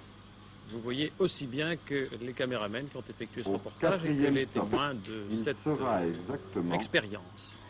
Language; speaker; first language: French; native; French